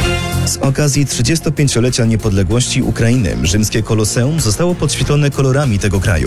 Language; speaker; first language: Polish; native; Polish